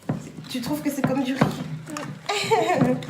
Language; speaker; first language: French; native; French